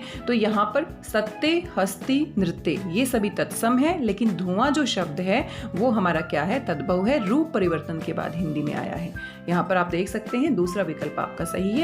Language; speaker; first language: Hindi; native; Hindi